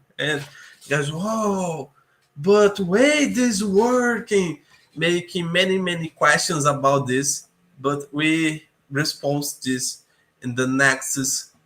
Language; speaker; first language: English; non-native, learner; Portuguese